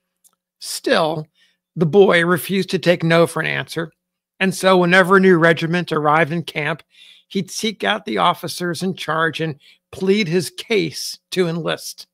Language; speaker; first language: English; native; English